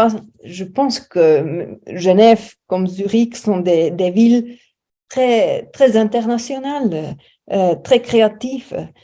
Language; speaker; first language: French; non-native, fluent; German